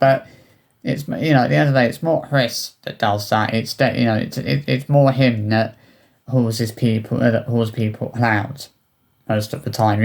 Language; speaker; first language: English; native; English